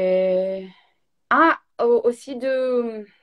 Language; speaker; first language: French; non-native, learner; Portuguese